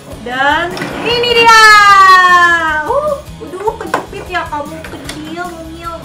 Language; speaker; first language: Indonesian; native; Indonesian